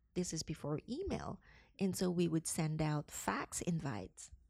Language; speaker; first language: English; non-native, local second language; Cantonese